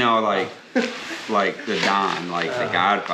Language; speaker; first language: English; native; English